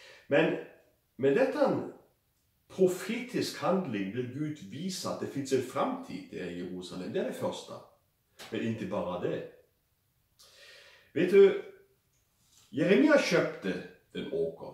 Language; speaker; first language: Swedish; non-native, fluent; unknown